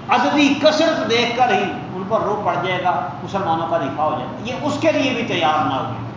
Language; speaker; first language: Urdu; non-native, local second language; Punjabi